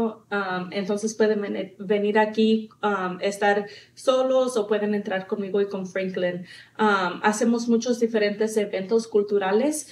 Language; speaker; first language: Spanish; early bilingual, heritage; Spanish